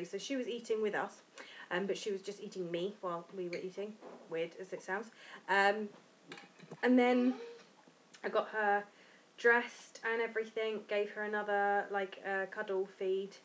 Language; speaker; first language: English; native; English